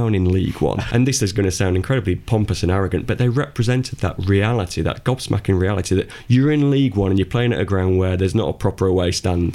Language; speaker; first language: English; native; English